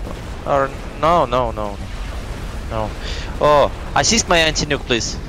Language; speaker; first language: English; non-native, learner; Russian